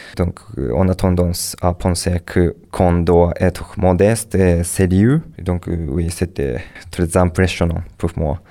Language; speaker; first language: French; non-native, learner; Japanese